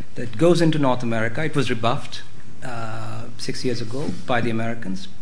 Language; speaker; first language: English; non-native, local second language; Hindi